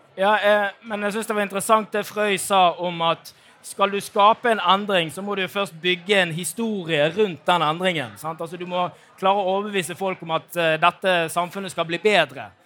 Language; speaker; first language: Norwegian; native; Norwegian